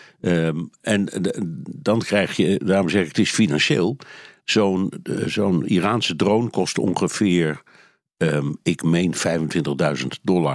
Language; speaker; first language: Dutch; native; Dutch